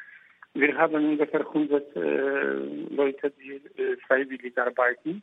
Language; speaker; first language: German; non-native, fluent; Polish